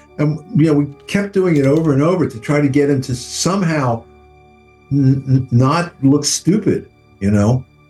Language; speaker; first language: English; native; English